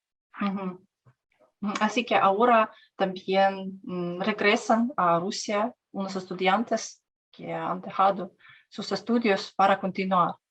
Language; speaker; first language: Spanish; non-native, learner; Russian